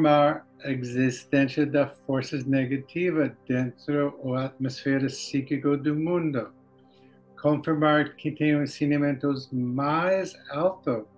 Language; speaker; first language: Portuguese; non-native, learner; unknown